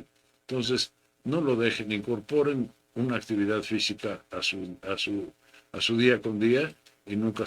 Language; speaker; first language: Spanish; native; Spanish